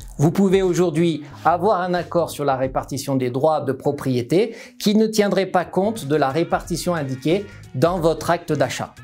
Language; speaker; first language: French; native; French